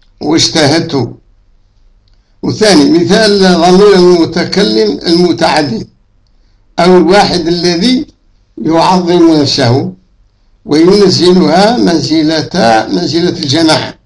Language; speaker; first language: Arabic; native; Arabic